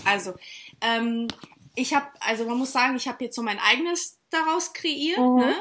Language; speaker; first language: German; early bilingual, other home language; Portuguese